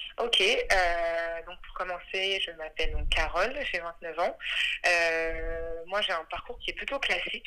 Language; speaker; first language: French; early bilingual, other home language; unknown